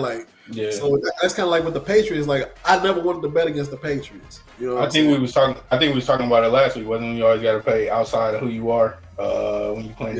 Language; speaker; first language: English; native; English